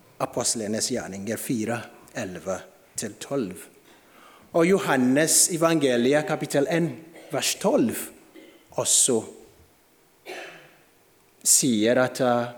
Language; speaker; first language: Norwegian; non-native, fluent; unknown